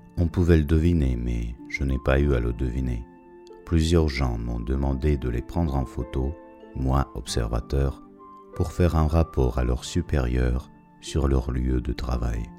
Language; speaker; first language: French; non-native, fluent; Russian